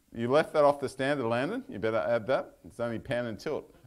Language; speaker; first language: English; native; English